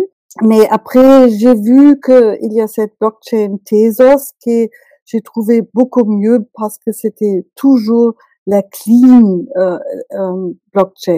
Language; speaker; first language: French; non-native, fluent; German